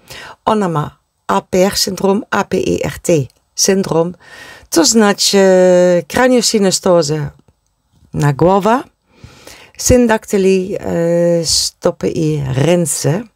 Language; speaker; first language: Polish; non-native, learner; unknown